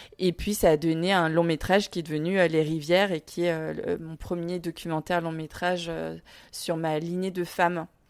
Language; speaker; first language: French; early bilingual, other home language; Vietnamese